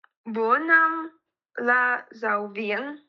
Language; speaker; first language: Vietnamese; non-native, learner; Russian